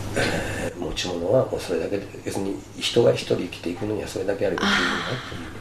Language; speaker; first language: Japanese; native; Japanese